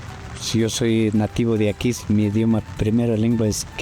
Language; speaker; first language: Spanish; non-native, local second language; Quechua